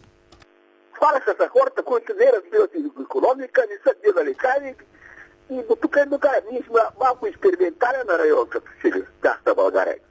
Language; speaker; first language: Bulgarian; native; Bulgarian